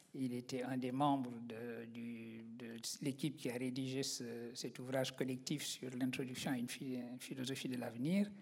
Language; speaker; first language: French; non-native, local second language; Wolof